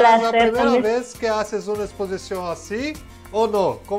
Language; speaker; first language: Spanish; non-native, learner; Portuguese